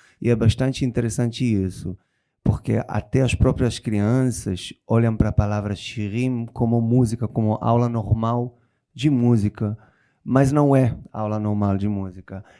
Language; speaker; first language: Portuguese; non-native, fluent; Hebrew